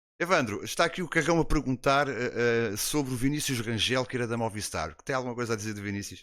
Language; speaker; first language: Portuguese; native; Portuguese